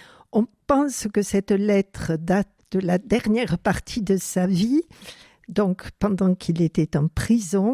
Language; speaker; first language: French; native; French